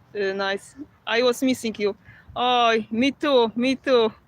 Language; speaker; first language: English; non-native, learner; Polish